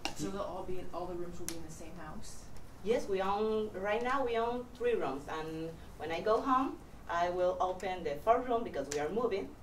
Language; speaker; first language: English; non-native, fluent; Spanish